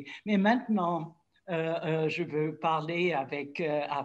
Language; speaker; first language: French; non-native, fluent; German